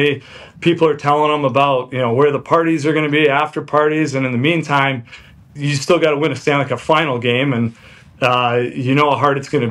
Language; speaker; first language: English; native; English